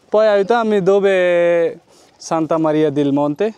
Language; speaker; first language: Italian; non-native, learner; Bangla